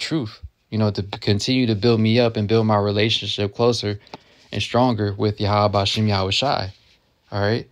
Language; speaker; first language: English; native; English